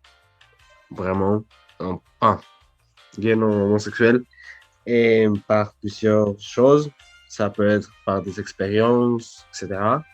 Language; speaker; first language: French; non-native, learner; Spanish